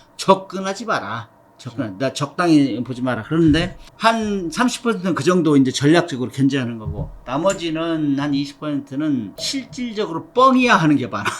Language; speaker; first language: Korean; native; Korean